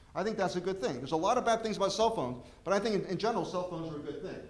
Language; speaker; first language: English; native; English